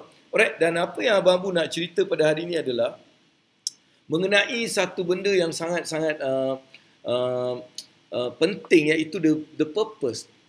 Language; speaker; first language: Malay; native; Malay